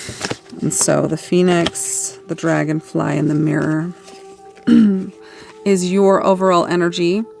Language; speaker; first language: English; native; English